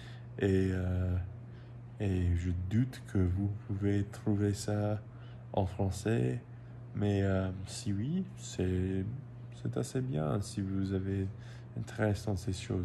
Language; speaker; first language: French; non-native, learner; English